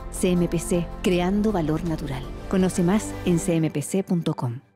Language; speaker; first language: Spanish; native; Spanish